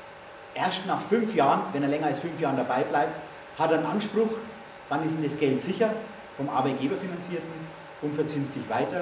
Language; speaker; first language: German; native; German